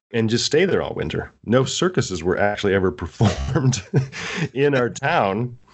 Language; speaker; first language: English; native; English